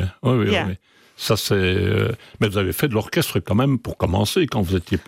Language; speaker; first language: French; native; French